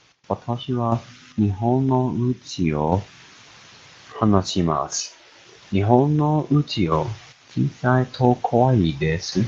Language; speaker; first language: Japanese; non-native, learner; English